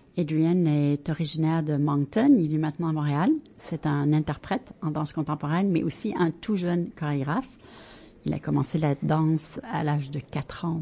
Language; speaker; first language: French; native; French